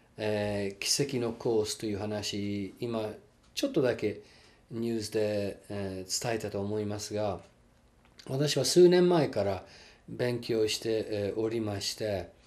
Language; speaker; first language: Japanese; non-native, fluent; English